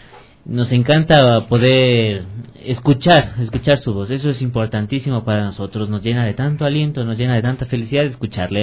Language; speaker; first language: Spanish; native; Spanish